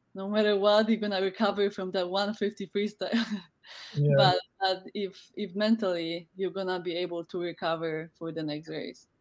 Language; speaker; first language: English; non-native, fluent; Polish